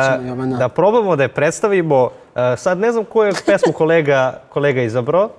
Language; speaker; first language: Serbian; native; Serbian